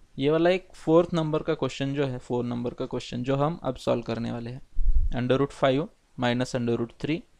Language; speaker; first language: Hindi; non-native, local second language; Marathi